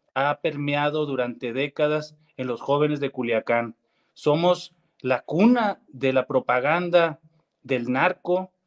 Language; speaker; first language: Spanish; native; Spanish